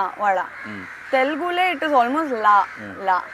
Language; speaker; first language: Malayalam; non-native, learner; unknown